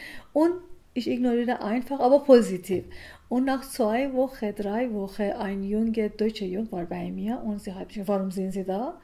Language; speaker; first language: German; non-native, learner; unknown